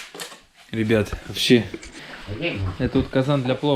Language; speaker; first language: Russian; native; Russian